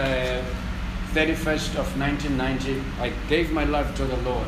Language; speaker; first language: English; non-native, local second language; Zulu